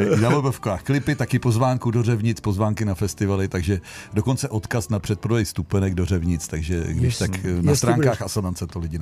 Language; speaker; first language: Czech; native; Czech